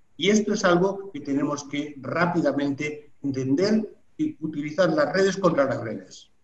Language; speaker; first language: Spanish; native; Spanish